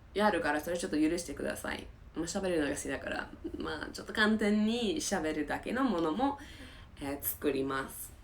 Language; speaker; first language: Japanese; non-native, fluent; English